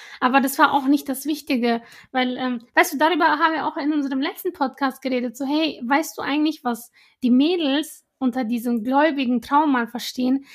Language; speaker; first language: German; early bilingual, other home language; Arabic